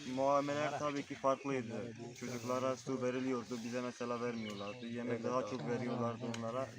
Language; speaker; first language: Turkish; non-native, fluent; Arabic